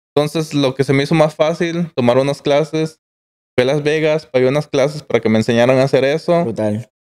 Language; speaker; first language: Spanish; native; Spanish